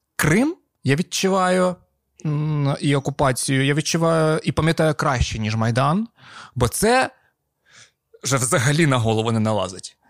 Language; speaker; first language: Ukrainian; non-native, local second language; Russian